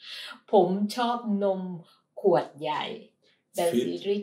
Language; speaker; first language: German; non-native, learner; Thai